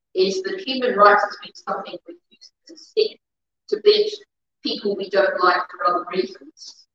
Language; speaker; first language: English; native; English